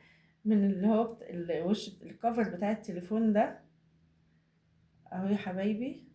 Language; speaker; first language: Arabic; native; Arabic